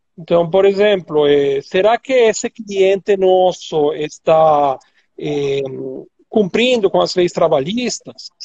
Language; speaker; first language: Portuguese; non-native, fluent; Spanish